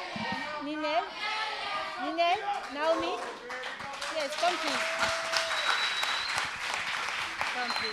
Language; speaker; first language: English; non-native, learner; French